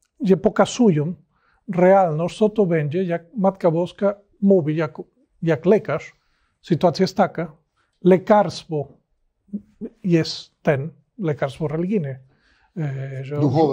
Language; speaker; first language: Polish; non-native, learner; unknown